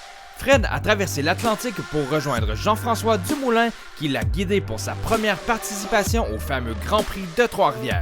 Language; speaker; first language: French; native; French